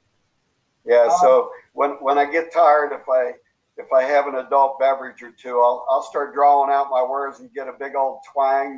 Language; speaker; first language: English; native; English